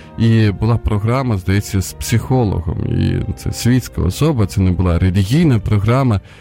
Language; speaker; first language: Ukrainian; non-native, local second language; Russian